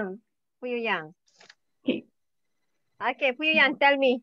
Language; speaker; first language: Malay; native; Malay